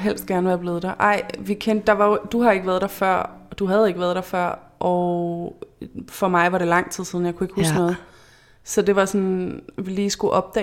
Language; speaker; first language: Danish; native; Danish